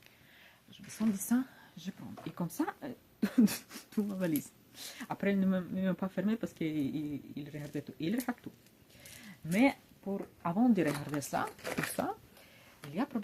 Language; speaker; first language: French; non-native, learner; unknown